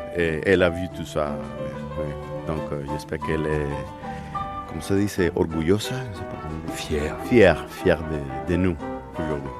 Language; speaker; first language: French; non-native, fluent; Spanish